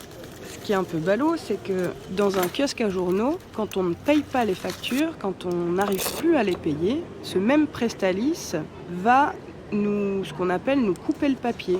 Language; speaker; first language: French; native; French